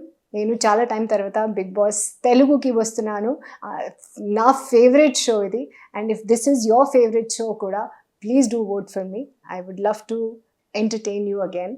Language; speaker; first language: Telugu; non-native, learner; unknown